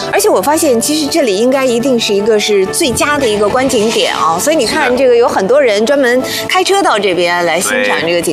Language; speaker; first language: Chinese; native; Chinese